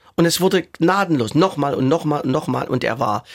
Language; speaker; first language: German; native; German